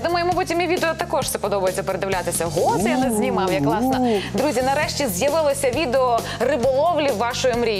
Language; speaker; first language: Ukrainian; native; Ukrainian